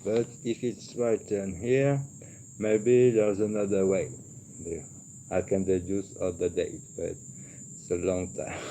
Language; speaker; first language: English; non-native, learner; French